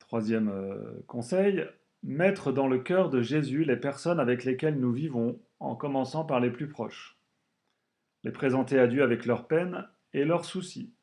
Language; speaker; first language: French; native; French